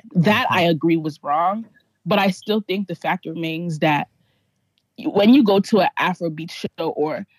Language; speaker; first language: English; native; English